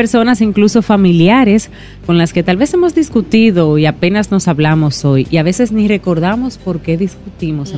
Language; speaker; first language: Spanish; native; Spanish